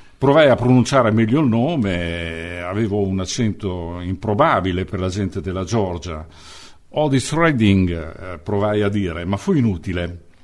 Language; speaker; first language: Italian; native; Italian